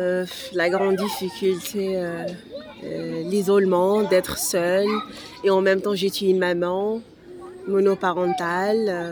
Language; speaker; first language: French; non-native, local second language; Arabic